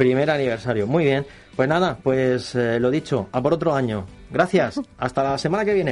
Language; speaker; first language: Spanish; native; Spanish